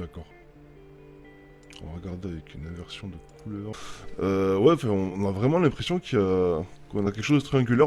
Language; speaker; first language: French; native; French